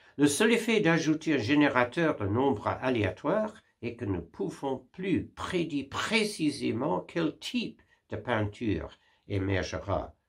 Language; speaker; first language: French; non-native, fluent; English